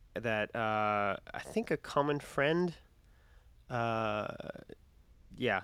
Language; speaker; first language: English; non-native, fluent; French